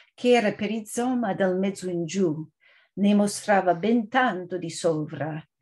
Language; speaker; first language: Italian; non-native, fluent; English